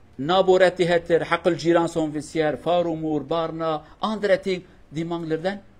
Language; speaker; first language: Norwegian; non-native, learner; Kurdish